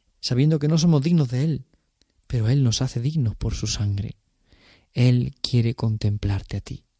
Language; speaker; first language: Spanish; native; Spanish